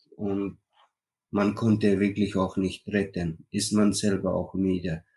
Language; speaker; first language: German; non-native, learner; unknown